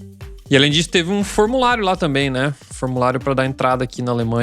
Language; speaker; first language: Portuguese; native; Portuguese